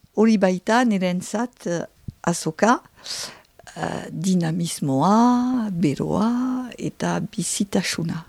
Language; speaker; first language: Basque; non-native, local second language; French